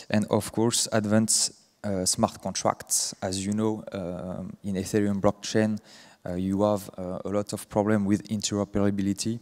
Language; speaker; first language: English; non-native, fluent; French